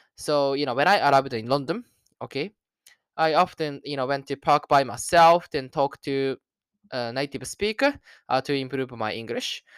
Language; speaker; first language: English; non-native, learner; Japanese